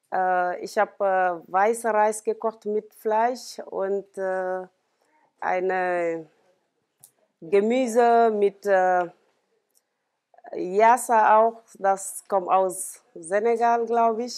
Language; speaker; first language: German; non-native, learner; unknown